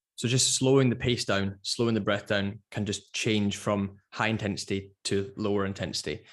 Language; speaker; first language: English; native; English